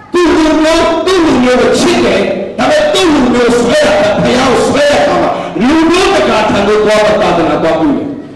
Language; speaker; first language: Burmese; non-native, local second language; Hakha Chin